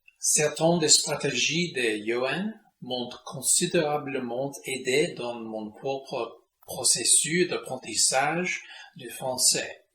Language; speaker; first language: French; non-native, fluent; English